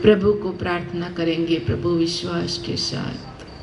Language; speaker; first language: Hindi; non-native, local second language; Gujarati